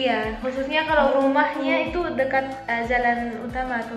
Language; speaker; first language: Indonesian; non-native, fluent; Arabic